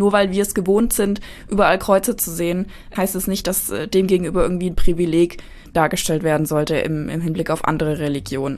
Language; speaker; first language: German; native; German